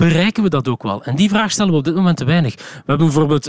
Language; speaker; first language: Dutch; native; Dutch